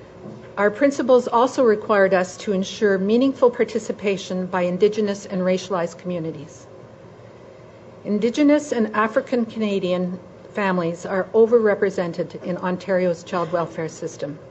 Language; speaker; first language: English; native; English